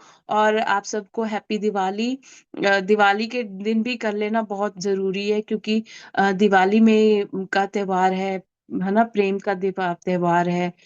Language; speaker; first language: Hindi; native; Hindi